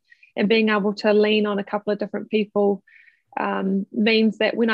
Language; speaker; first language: English; native; English